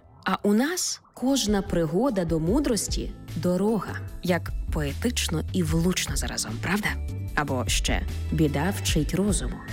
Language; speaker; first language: Ukrainian; native; Ukrainian